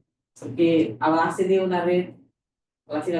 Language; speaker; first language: Spanish; non-native, fluent; Portuguese